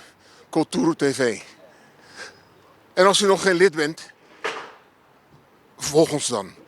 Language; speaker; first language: Dutch; native; Dutch